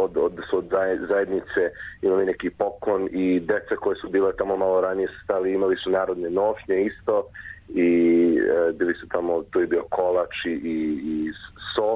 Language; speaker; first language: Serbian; early bilingual, heritage; Croatian